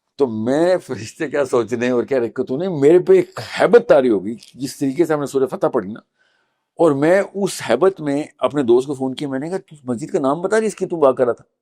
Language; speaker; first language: Urdu; native; Urdu